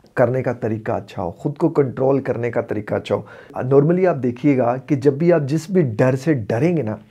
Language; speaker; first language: Urdu; native; Urdu